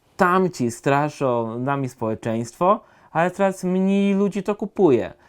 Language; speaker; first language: Polish; native; Polish